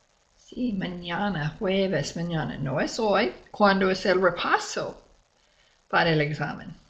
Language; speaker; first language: Spanish; non-native, fluent; English